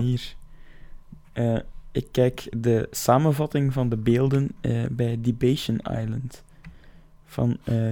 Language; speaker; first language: Dutch; native; Dutch